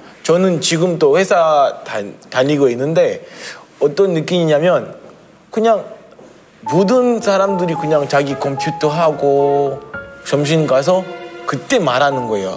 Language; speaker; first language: Korean; non-native, fluent; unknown